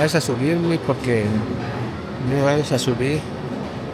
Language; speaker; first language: Spanish; native; Spanish